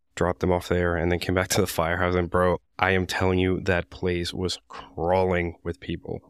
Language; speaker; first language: English; non-native, fluent; Spanish